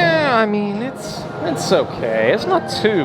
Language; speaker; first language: English; native; English